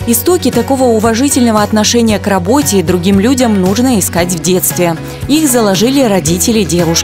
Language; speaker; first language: Russian; native; Russian